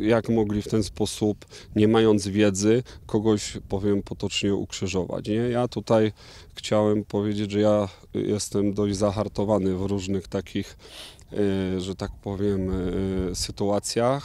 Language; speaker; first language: Polish; native; Polish